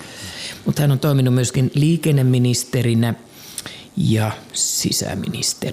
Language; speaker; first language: Finnish; native; Finnish